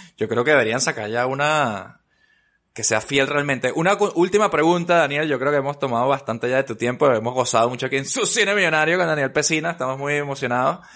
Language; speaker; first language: Spanish; native; Spanish